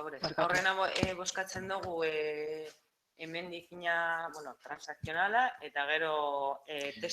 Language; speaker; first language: Basque; native; Basque